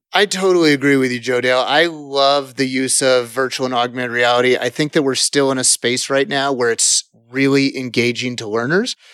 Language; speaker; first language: English; native; English